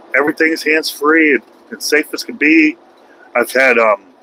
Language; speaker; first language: English; native; English